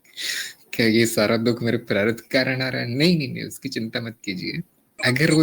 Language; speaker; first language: Hindi; native; Hindi